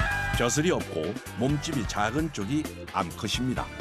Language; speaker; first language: Korean; native; Korean